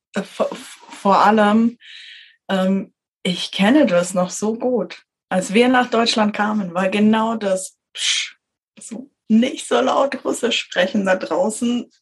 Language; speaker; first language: German; early bilingual, other home language; Russian